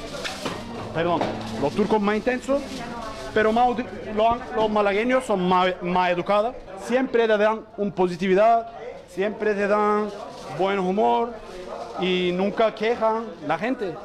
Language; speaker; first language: Spanish; non-native, learner; Turkish